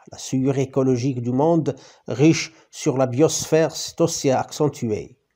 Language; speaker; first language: French; non-native, local second language; Arabic